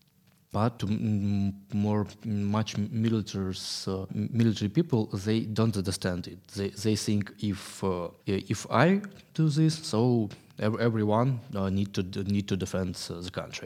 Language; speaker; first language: English; non-native, learner; Ukrainian